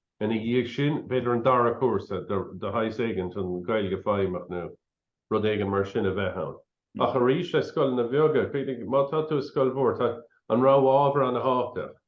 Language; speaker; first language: Irish; non-native, local second language; English